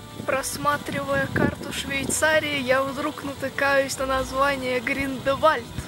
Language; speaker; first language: Russian; native; Russian